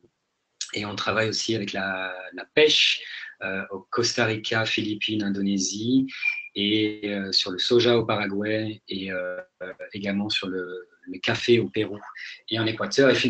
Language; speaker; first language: French; native; French